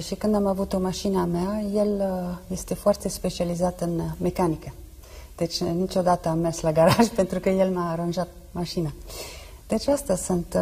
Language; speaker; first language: Romanian; non-native, fluent; French